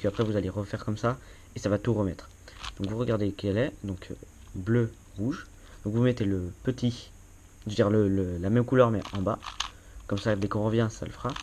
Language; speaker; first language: French; native; French